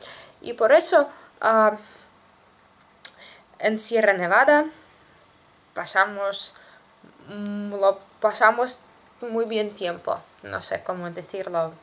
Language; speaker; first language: Spanish; non-native, learner; Russian